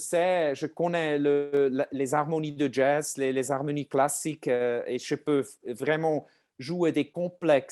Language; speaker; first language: French; non-native, learner; German